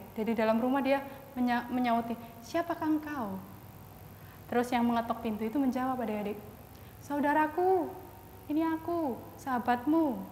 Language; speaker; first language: Indonesian; native; Indonesian